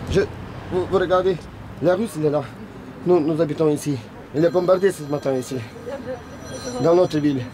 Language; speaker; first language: French; non-native, learner; Ukrainian